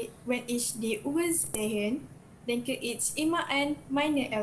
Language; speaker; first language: German; non-native, learner; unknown